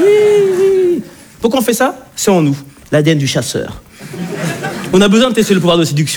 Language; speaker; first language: French; native; French